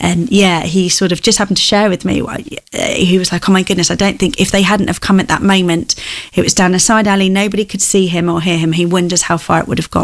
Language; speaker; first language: English; native; English